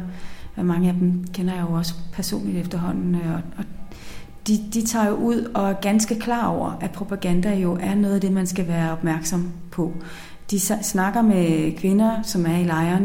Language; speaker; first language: Danish; native; Danish